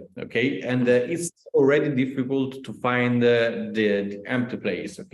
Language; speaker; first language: English; non-native, learner; Italian